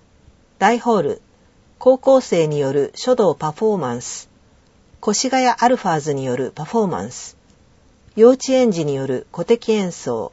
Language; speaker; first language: Japanese; native; Japanese